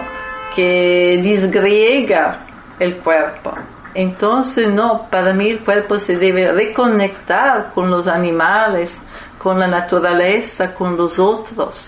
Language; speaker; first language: Spanish; non-native, fluent; Italian